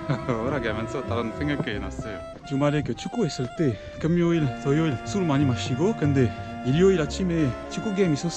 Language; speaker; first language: Korean; non-native, learner; French